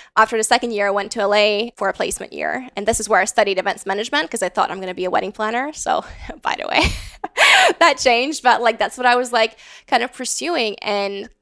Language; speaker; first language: English; non-native, fluent; Latvian